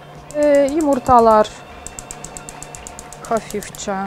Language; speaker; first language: Turkish; non-native, fluent; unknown